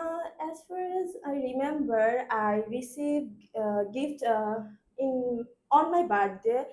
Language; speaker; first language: English; non-native, learner; Bangla